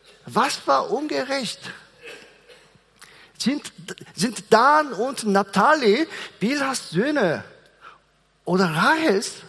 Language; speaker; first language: German; non-native, fluent; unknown